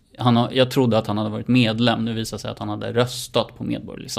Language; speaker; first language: Swedish; native; Swedish